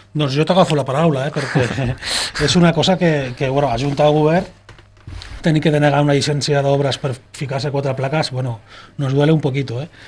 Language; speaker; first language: Catalan; non-native, local second language; Spanish